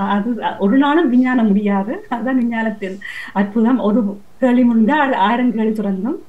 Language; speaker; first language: Tamil; early bilingual, heritage; Tamil